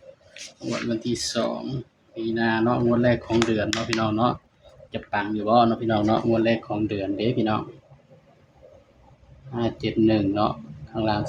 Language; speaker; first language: Thai; non-native, local second language; Lao